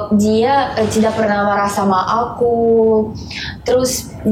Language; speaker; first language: Indonesian; non-native, learner; Russian